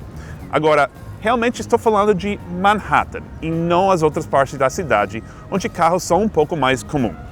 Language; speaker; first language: Portuguese; non-native, fluent; English